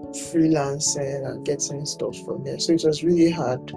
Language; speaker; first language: English; non-native, local second language; Yoruba